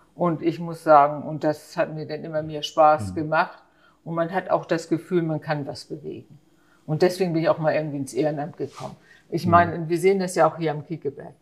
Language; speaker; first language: German; native; German